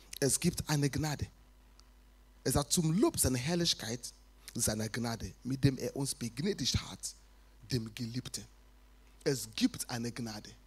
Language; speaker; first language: German; non-native, fluent; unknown